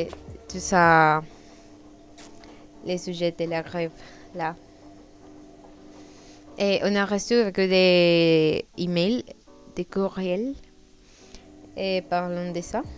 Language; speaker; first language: French; non-native, learner; Spanish